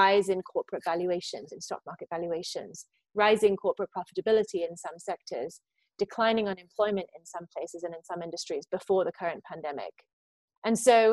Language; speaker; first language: English; native; English